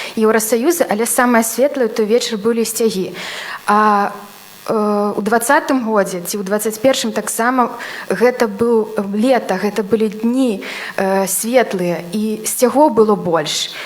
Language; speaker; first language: Belarusian; native; Belarusian